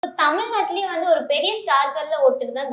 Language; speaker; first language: Tamil; native; Tamil